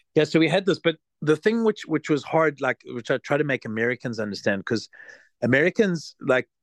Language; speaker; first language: English; native; English